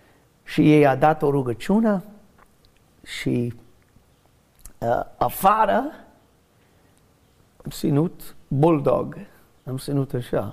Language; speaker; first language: Romanian; non-native, learner; English